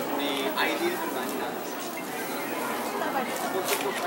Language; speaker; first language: Korean; early bilingual, heritage; English